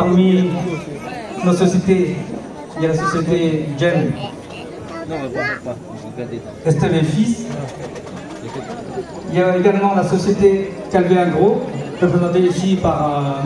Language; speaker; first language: French; early bilingual, other home language; Hmong